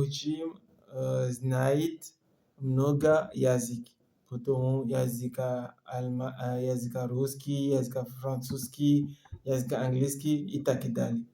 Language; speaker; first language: Russian; non-native, learner; French